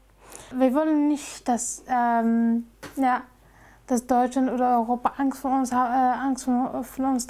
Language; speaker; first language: German; non-native, fluent; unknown